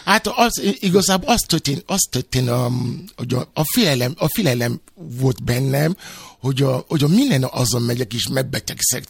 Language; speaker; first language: Hungarian; non-native, fluent; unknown